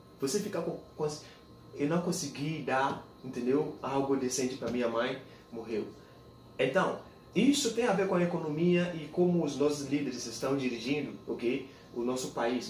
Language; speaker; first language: Portuguese; non-native, fluent; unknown